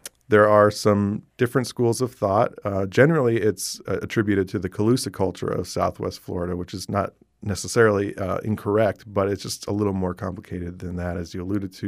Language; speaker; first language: English; native; English